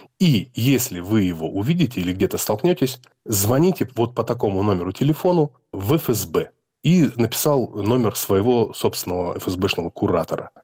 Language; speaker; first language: Russian; native; Russian